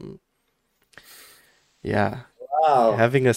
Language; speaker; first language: English; non-native, fluent; Romanian